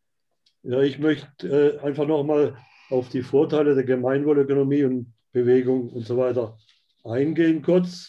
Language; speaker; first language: German; native; German